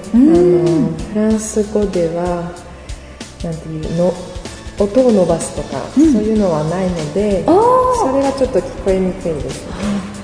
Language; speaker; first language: Japanese; non-native, fluent; French